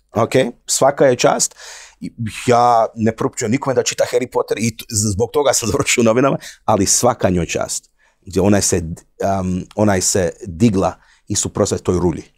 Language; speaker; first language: Croatian; early bilingual, heritage; Croatian